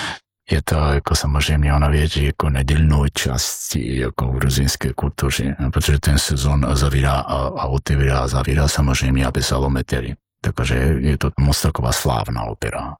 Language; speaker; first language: Czech; non-native, learner; Georgian